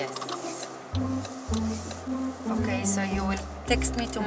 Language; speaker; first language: English; non-native, fluent; Hebrew